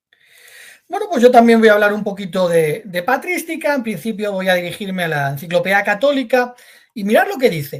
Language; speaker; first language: Spanish; native; Spanish